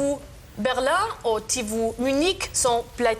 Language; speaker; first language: French; non-native, learner; German